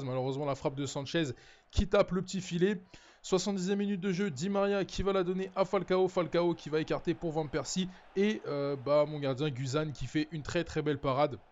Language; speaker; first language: French; native; French